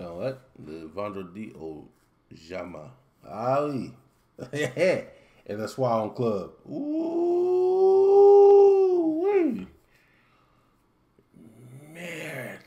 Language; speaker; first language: French; non-native, learner; English